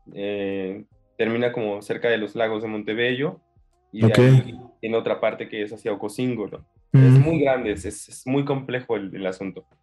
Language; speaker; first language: Spanish; native; Spanish